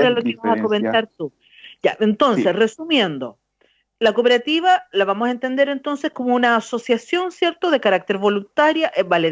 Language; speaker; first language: Spanish; native; Spanish